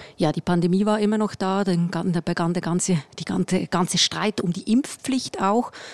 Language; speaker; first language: German; native; German